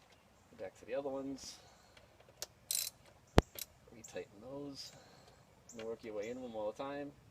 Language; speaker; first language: English; native; English